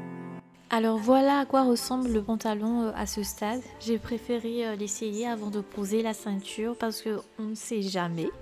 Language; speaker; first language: French; native; French